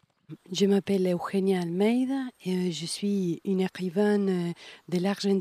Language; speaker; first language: French; non-native, fluent; Spanish